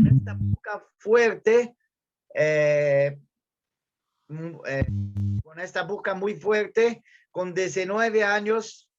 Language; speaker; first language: Spanish; non-native, learner; Portuguese